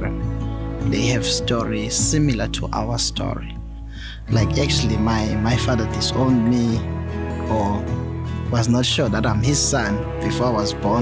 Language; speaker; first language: English; non-native, local second language; Swati